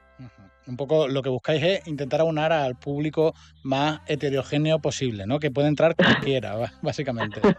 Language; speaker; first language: Spanish; native; Spanish